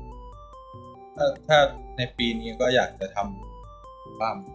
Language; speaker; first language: Thai; native; Thai